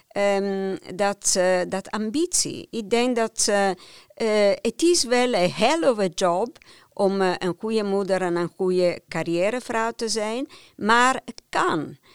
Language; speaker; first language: Dutch; non-native, fluent; Italian